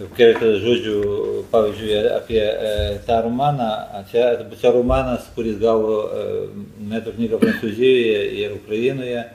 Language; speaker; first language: Lithuanian; non-native, fluent; Ukrainian